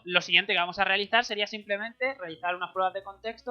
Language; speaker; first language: Spanish; native; Spanish